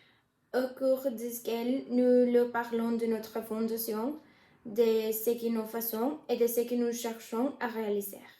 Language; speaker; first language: French; non-native, learner; Spanish